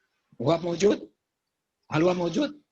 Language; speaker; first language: Arabic; non-native, fluent; Bangla